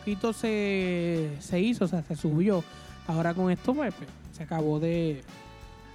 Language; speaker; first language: Spanish; native; Spanish